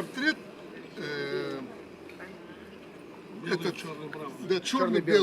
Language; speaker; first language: Russian; non-native, local second language; Karachay-Balkar